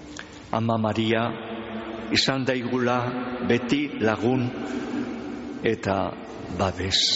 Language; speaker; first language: Basque; native; Basque